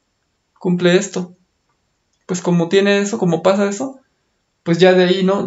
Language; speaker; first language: Spanish; native; Spanish